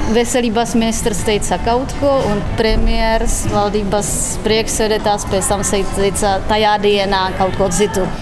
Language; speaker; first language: Latvian; non-native, fluent; Czech